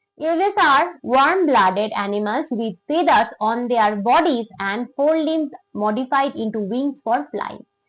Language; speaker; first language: English; non-native, local second language; Bangla